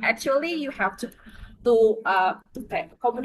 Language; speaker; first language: English; non-native, fluent; Indonesian